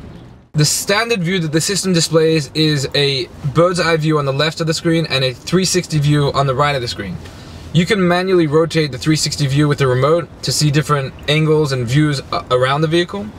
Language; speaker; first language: English; native; English